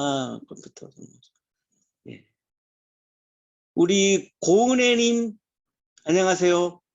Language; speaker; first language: Korean; native; Korean